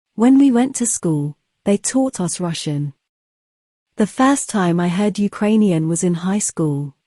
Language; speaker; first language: English; non-native, fluent; Bulgarian